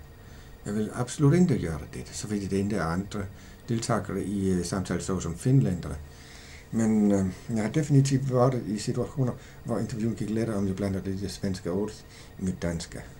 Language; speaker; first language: Swedish; non-native, learner; Danish